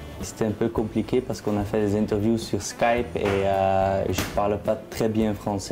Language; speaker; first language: French; non-native, fluent; Dutch